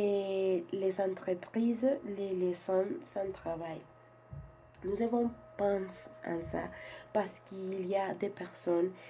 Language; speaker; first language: French; non-native, learner; Spanish